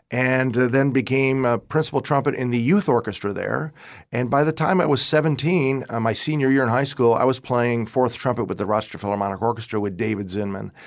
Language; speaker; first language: English; native; English